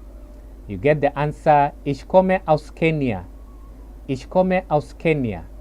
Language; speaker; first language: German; non-native, learner; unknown